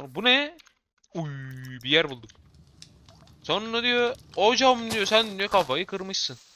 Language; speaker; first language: Turkish; native; Turkish